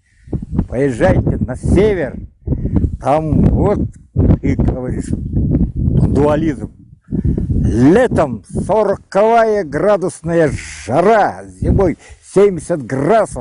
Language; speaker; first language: Russian; non-native, local second language; Yakut